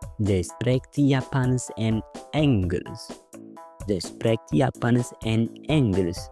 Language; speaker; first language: Dutch; non-native, fluent; Tigrinya